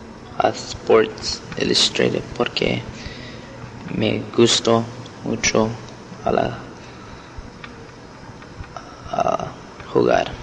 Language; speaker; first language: Spanish; non-native, learner; English